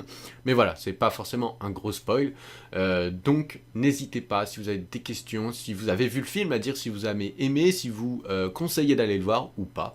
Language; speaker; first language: French; native; French